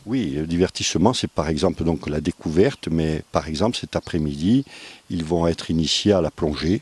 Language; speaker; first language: French; native; French